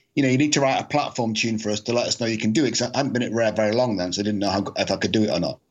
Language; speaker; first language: English; native; English